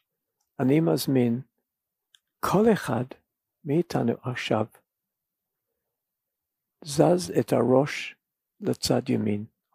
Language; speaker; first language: Hebrew; non-native, fluent; English